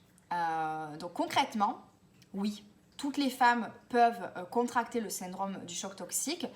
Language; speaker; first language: French; native; French